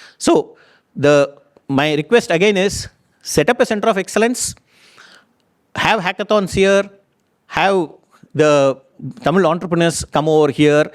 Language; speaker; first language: English; non-native, local second language; Tamil